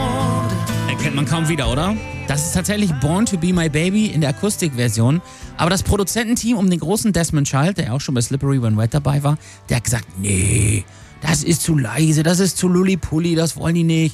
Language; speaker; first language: German; native; German